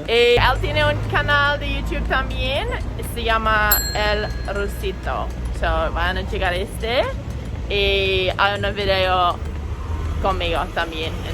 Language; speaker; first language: Spanish; non-native, learner; English